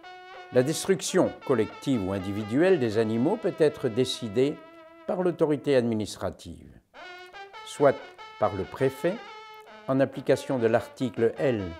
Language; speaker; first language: French; native; French